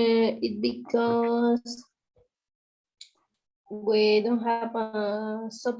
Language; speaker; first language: English; non-native, learner; Spanish